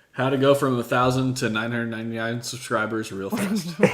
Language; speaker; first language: English; native; English